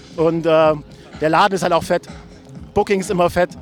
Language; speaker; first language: German; native; German